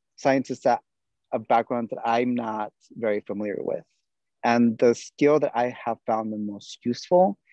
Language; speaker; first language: English; native; English